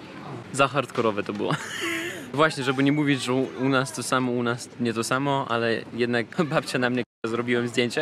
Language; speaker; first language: Polish; non-native, fluent; Russian